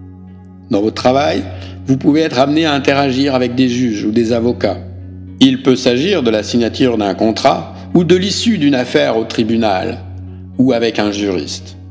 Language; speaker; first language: French; native; French